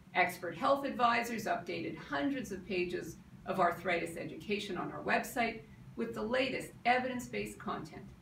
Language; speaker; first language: English; native; English